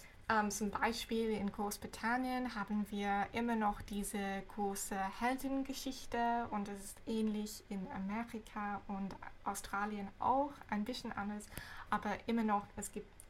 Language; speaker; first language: German; non-native, fluent; English